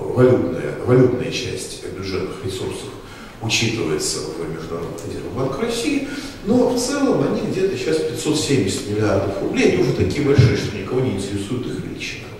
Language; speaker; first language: Russian; native; Russian